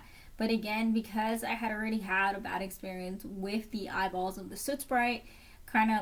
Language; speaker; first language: English; native; English